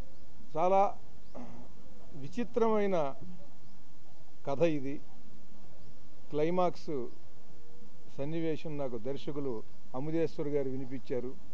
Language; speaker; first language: Telugu; native; Telugu